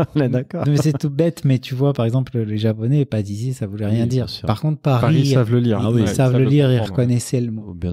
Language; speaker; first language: French; native; French